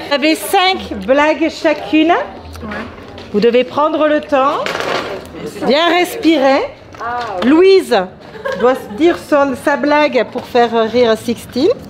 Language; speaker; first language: French; native; French